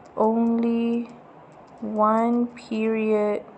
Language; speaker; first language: English; non-native, local second language; Malay